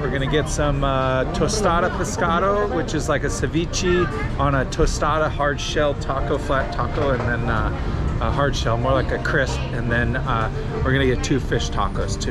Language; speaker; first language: English; native; English